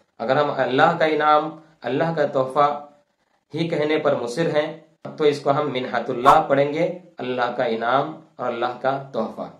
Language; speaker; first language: Urdu; non-native, local second language; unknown